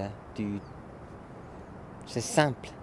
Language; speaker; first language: French; non-native, local second language; German